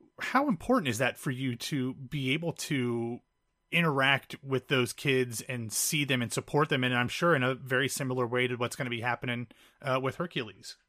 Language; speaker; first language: English; native; English